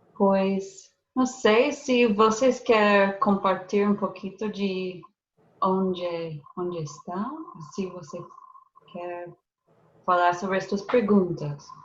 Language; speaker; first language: Portuguese; non-native, learner; Spanish